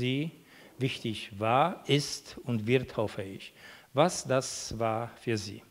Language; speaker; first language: German; non-native, fluent; Polish